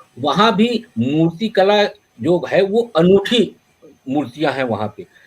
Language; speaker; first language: Hindi; native; Hindi